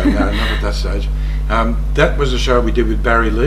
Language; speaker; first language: English; native; English